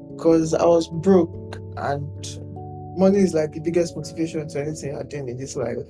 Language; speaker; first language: English; non-native, local second language; Yoruba